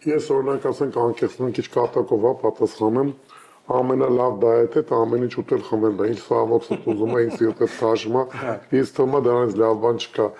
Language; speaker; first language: Armenian; native; Armenian